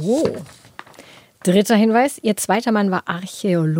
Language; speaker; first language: German; native; German